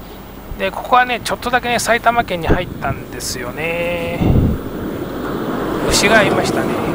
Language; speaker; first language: Japanese; native; Japanese